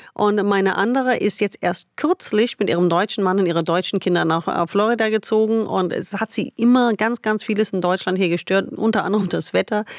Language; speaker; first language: German; non-native, fluent; English